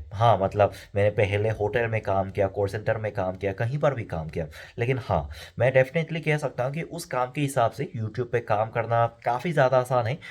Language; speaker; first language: Hindi; non-native, fluent; Korean